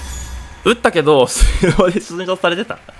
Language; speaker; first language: Japanese; native; Japanese